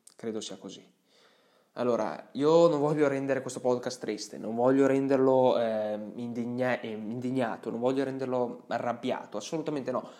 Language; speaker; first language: Italian; early bilingual, other home language; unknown